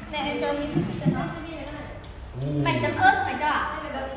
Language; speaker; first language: Chinese; non-native, fluent; Vietnamese